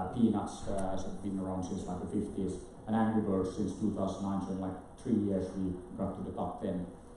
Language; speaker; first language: English; non-native, fluent; Finnish